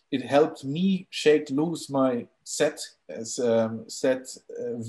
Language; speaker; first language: English; non-native, fluent; German